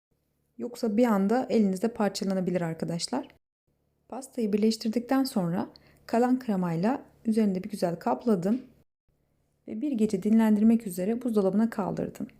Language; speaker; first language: Turkish; native; Turkish